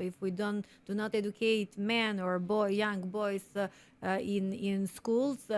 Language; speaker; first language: English; non-native, fluent; Albanian